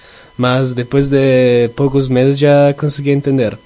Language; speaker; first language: Portuguese; non-native, learner; Italian